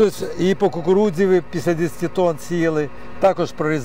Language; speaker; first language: Ukrainian; native; Ukrainian